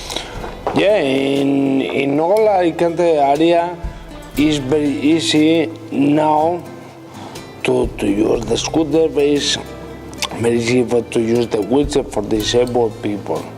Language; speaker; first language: English; non-native, learner; Spanish